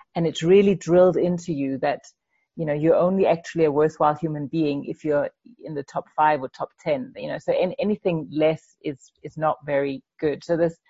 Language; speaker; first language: English; non-native, fluent; Danish